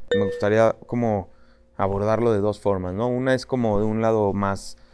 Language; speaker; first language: Spanish; native; Spanish